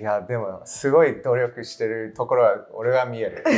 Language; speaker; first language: Japanese; non-native, fluent; English